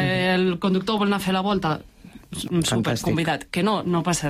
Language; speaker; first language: Catalan; native; Catalan